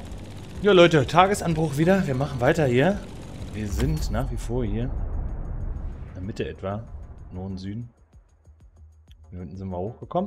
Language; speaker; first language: German; native; German